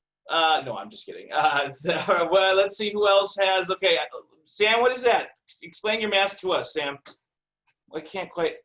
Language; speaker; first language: English; native; English